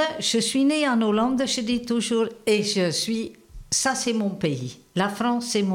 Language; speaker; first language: French; non-native, fluent; Dutch